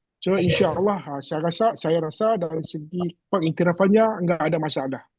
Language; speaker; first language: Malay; native; Malay